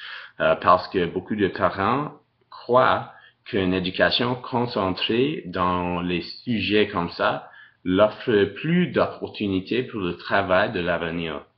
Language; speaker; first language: French; non-native, local second language; English